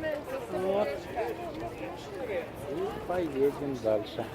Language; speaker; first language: Russian; native; Russian